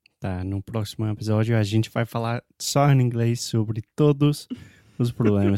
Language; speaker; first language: Portuguese; non-native, fluent; English